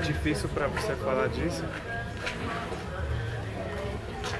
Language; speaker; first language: Portuguese; non-native, fluent; Spanish